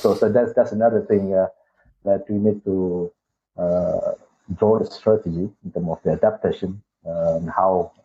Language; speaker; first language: English; non-native, local second language; Malay